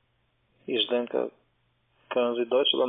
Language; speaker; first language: German; non-native, learner; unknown